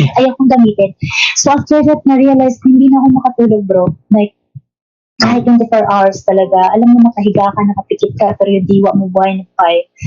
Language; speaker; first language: Filipino; non-native, local second language; Cebuano